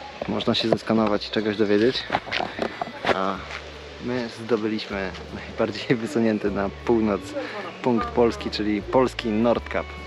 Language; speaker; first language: Polish; native; Polish